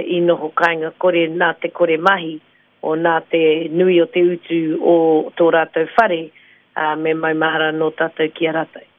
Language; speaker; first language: Māori; non-native, local second language; English